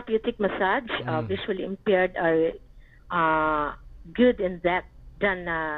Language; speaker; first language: English; non-native, local second language; Hiligaynon